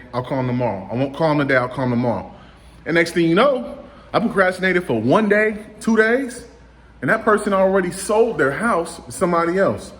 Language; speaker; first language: English; native; English